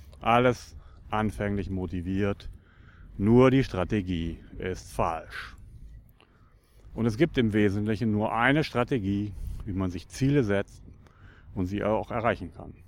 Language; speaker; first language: German; native; German